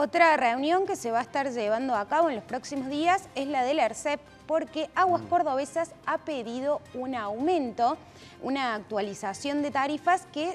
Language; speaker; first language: Spanish; native; Spanish